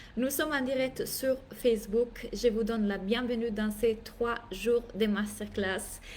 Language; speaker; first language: French; non-native, fluent; Italian